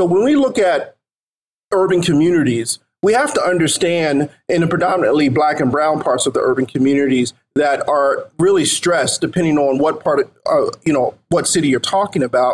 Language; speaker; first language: English; native; English